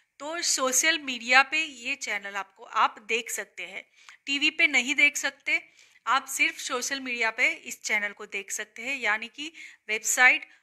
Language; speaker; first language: Hindi; non-native, local second language; Gujarati